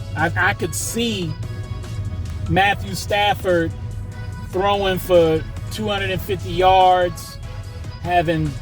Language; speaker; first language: English; native; English